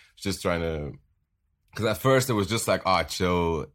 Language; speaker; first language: English; non-native, fluent; Dutch